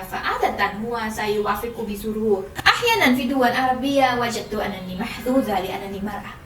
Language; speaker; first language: Arabic; non-native, fluent; Vietnamese